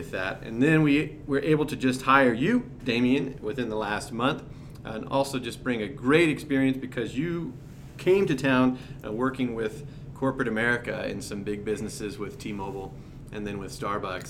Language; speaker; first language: English; native; English